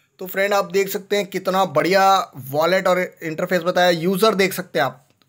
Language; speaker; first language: Hindi; native; Hindi